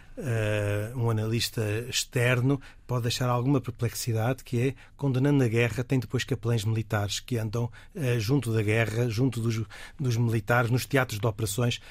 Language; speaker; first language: Portuguese; native; Portuguese